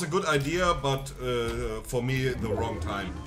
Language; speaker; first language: English; non-native, fluent; German